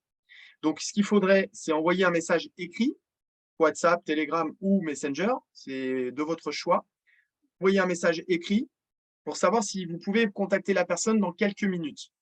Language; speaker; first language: French; native; French